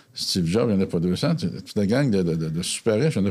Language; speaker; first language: French; native; French